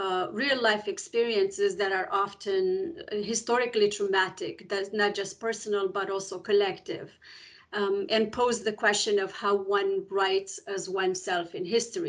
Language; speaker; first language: English; non-native, fluent; Romanian